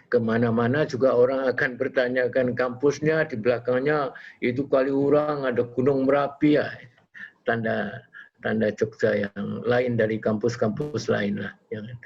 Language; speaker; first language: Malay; non-native, local second language; Javanese